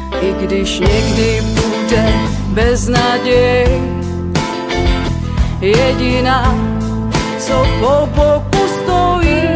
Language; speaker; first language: Czech; native; Czech